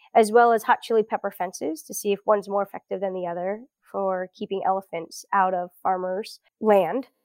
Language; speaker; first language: English; early bilingual, other home language; Portuguese